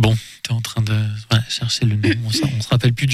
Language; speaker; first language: French; native; French